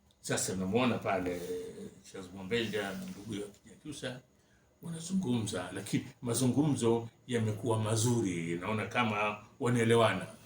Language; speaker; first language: Swahili; native; Swahili